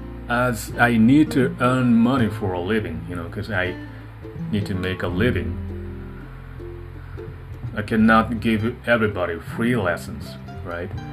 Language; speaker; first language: English; non-native, fluent; Japanese